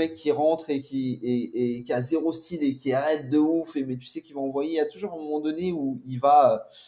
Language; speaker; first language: French; native; French